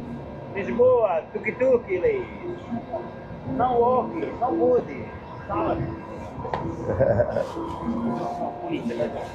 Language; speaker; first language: Portuguese; non-native, learner; German